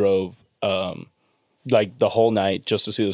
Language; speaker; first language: English; non-native, fluent; Spanish